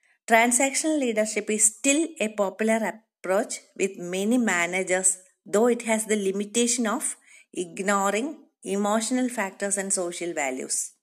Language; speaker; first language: English; non-native, local second language; Malayalam